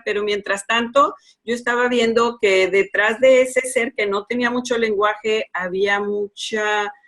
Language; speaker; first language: Spanish; native; Spanish